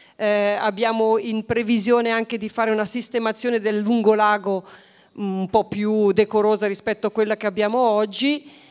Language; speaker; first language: Italian; native; Italian